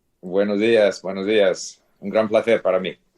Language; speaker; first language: Spanish; non-native, fluent; English